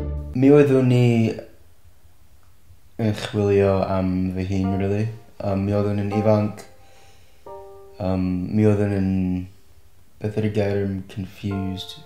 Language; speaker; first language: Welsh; non-native, fluent; English